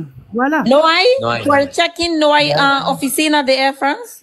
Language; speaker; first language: Spanish; non-native, learner; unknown